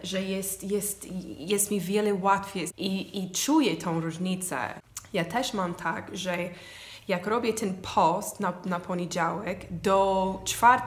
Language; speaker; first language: Polish; non-native, fluent; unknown